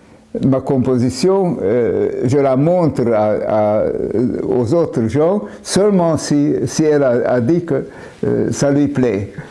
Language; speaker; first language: French; non-native, fluent; Hungarian